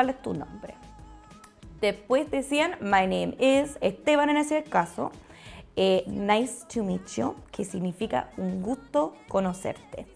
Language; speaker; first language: Spanish; non-native, fluent; English